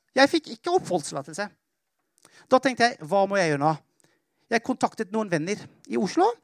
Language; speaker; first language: Norwegian; non-native, fluent; Persian